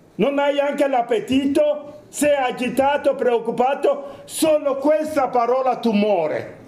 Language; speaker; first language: Italian; non-native, fluent; Romanian